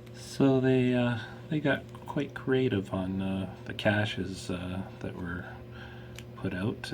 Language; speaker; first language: English; native; English